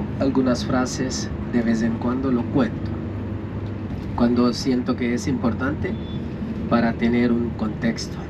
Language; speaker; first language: Spanish; non-native, fluent; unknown